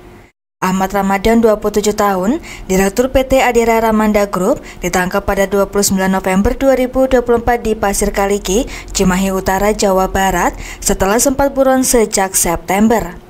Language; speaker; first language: Indonesian; native; Indonesian